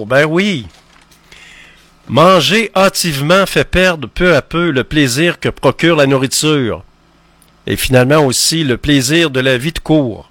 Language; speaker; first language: French; native; French